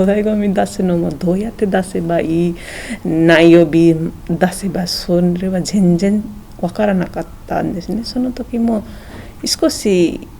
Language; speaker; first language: Japanese; non-native, fluent; Nepali